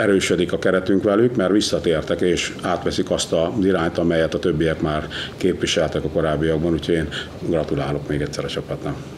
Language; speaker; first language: Hungarian; native; Hungarian